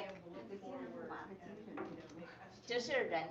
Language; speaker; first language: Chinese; non-native, fluent; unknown